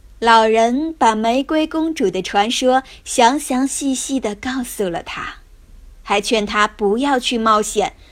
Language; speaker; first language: Chinese; native; Chinese